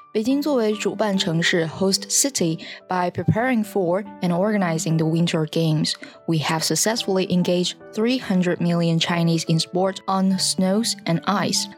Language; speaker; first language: English; non-native, fluent; Chinese